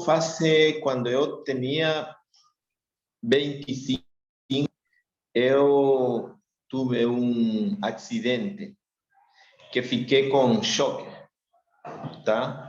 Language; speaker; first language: Portuguese; non-native, learner; Spanish